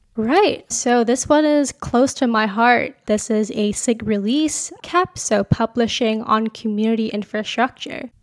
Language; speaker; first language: English; native; English